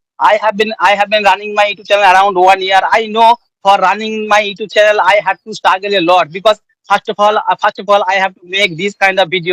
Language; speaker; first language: English; non-native, learner; Bangla